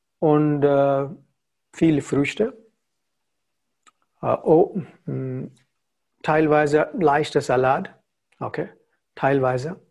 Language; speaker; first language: German; non-native, learner; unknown